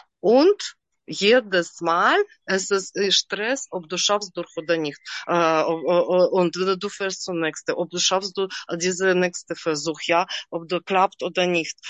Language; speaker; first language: German; non-native, learner; Russian